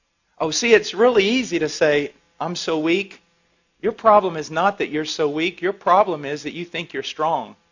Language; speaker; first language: English; native; English